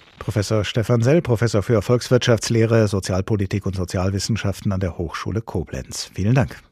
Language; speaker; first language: German; native; German